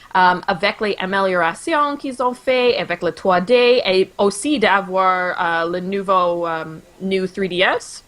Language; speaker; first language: French; non-native, local second language; English